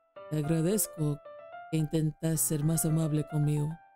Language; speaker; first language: Spanish; non-native, learner; English